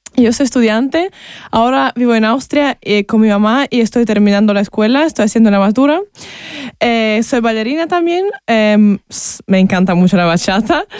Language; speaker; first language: Spanish; non-native, fluent; Ukrainian